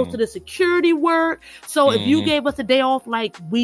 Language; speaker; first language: English; native; English